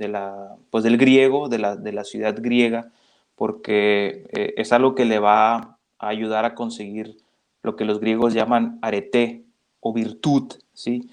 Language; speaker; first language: Spanish; native; Spanish